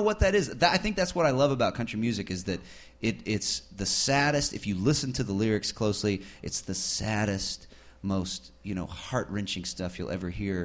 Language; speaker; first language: English; native; English